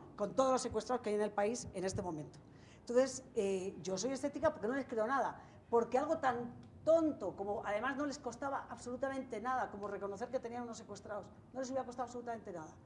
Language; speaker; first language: Spanish; native; Spanish